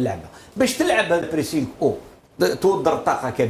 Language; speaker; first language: Arabic; native; Arabic